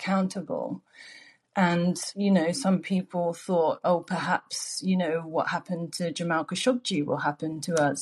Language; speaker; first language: English; native; English